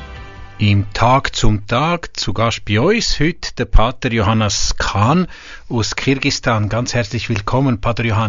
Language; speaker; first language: German; native; German